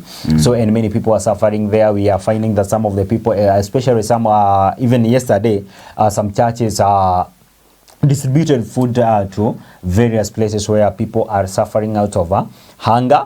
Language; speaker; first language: English; non-native, local second language; Swahili